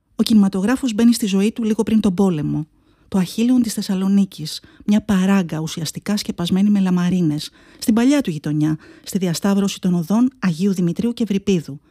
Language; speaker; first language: Greek; native; Greek